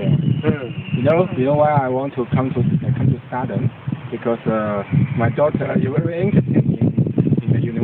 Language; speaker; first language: English; non-native, learner; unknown